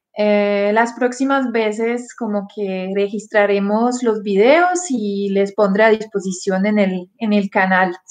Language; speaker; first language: Spanish; non-native, fluent; French